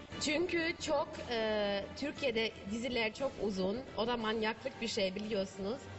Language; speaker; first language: Turkish; non-native, learner; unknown